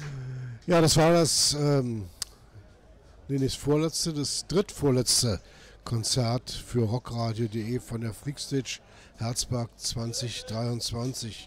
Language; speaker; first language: German; native; German